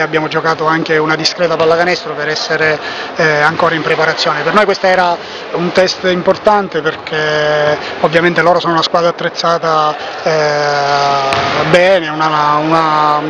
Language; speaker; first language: Italian; native; Italian